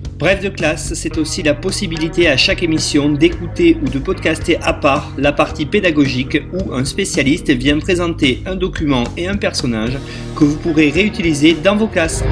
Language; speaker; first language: French; native; French